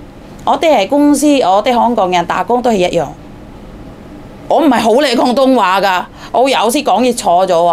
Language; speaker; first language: Cantonese; non-native, fluent; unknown